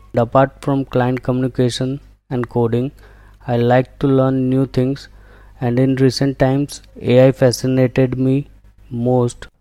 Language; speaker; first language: English; non-native, local second language; Gujarati